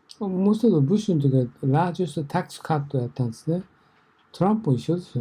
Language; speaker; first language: Japanese; native; Japanese